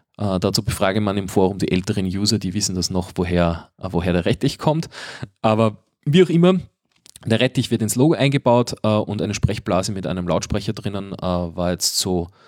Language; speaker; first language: German; native; German